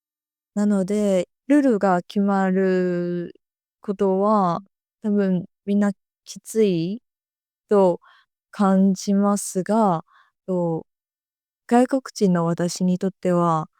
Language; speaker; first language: Japanese; non-native, fluent; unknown